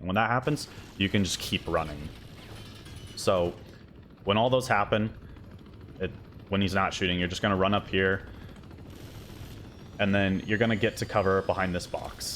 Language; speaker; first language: English; native; English